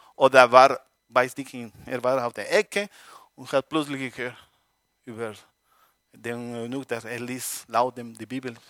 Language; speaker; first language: German; non-native, learner; Spanish